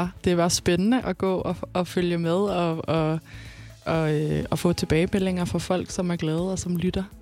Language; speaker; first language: Danish; native; Danish